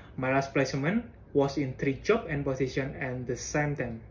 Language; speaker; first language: English; non-native, fluent; Indonesian